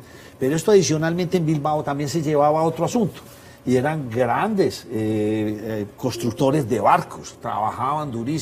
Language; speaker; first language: Spanish; native; Spanish